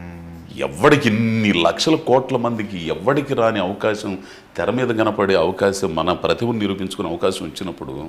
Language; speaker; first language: Telugu; native; Telugu